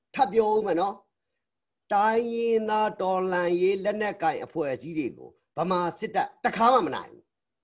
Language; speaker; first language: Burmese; native; Burmese